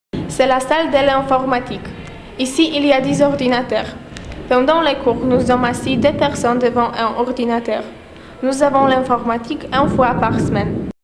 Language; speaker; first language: French; non-native, learner; Polish